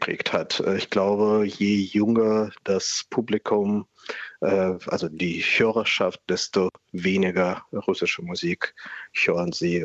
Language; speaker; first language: German; non-native, fluent; Russian